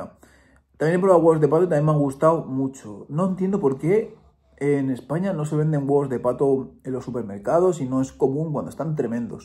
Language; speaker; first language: Spanish; native; Spanish